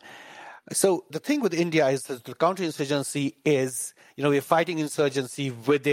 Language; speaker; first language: English; non-native, local second language; Kashmiri